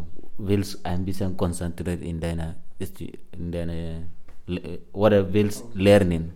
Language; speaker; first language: German; non-native, learner; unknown